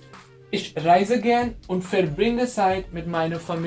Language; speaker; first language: German; non-native, fluent; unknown